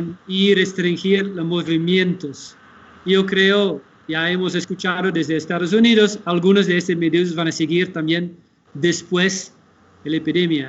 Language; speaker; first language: Spanish; non-native, fluent; Dutch